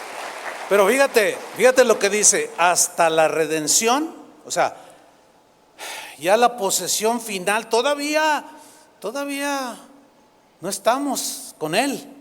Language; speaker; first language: Spanish; native; Spanish